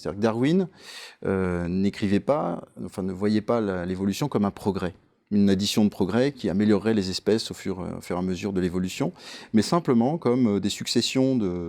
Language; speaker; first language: French; native; French